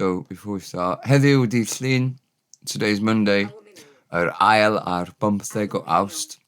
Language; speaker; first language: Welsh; non-native, learner; English